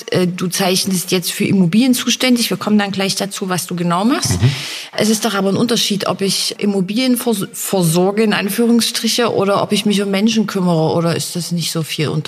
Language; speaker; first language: German; native; German